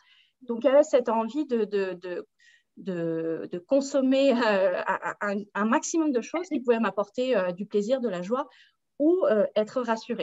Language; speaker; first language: French; native; French